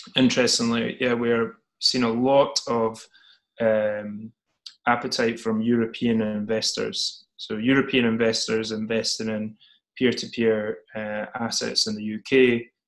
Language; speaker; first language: English; native; English